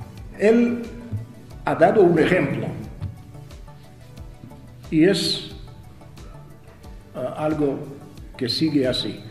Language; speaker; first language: Spanish; non-native, fluent; Russian